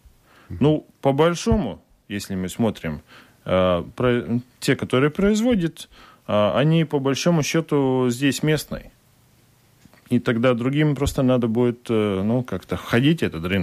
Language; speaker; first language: Russian; non-native, local second language; Latvian